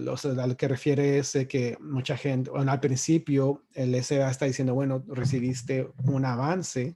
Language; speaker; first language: Spanish; native; Spanish